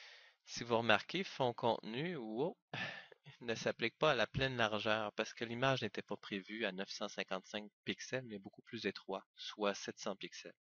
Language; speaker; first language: French; native; French